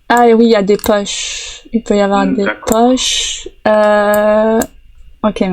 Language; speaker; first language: French; native; French